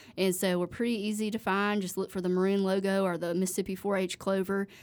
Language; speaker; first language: English; native; English